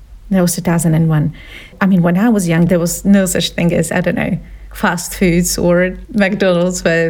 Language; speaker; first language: English; non-native, fluent; Slovak